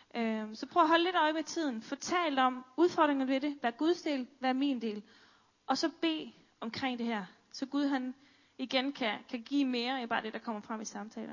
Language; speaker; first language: Danish; native; Danish